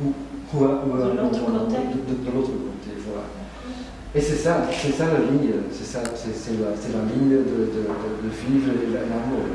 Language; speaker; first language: French; non-native, fluent; Dutch